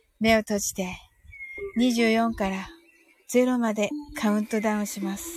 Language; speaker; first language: Japanese; native; Japanese